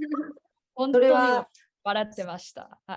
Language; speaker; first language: Japanese; non-native, learner; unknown